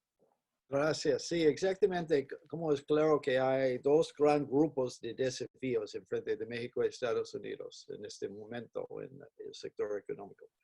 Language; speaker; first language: Spanish; non-native, fluent; English